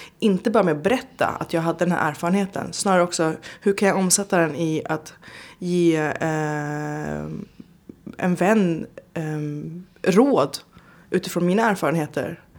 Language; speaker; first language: Swedish; early bilingual, other home language; Persian